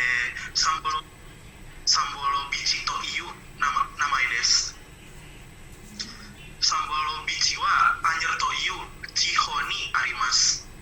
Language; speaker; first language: Japanese; non-native, learner; Indonesian